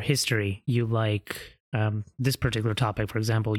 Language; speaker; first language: English; non-native, local second language; Punjabi